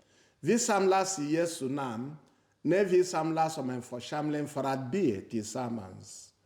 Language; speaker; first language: Swedish; non-native, fluent; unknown